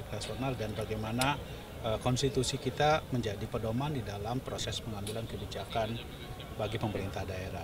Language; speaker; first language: Indonesian; native; Indonesian